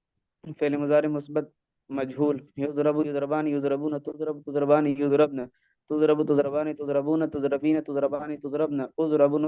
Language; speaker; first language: Arabic; non-native, learner; Urdu